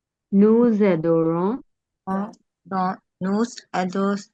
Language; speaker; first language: French; non-native, learner; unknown